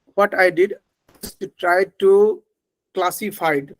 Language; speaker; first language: English; non-native, local second language; Hindi